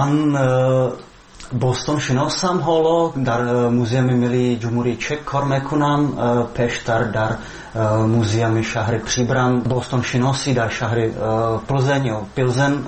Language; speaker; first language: Tajik; non-native, fluent; Czech